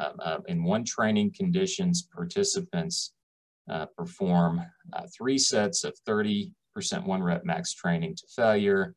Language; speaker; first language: English; native; English